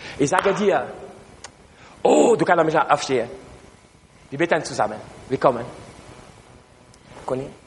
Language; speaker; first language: German; non-native, learner; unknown